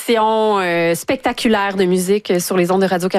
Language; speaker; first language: French; native; French